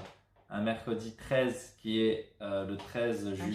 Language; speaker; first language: French; native; French